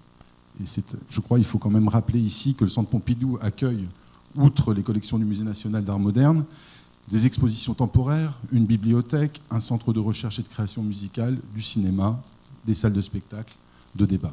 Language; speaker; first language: French; native; French